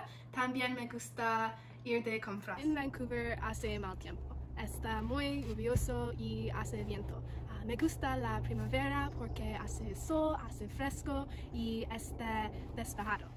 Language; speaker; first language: Spanish; non-native, learner; English